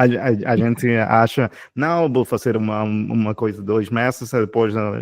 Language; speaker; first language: Portuguese; non-native, fluent; Spanish